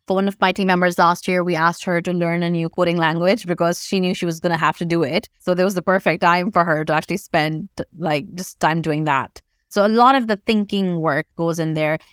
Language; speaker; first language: English; non-native, local second language; Urdu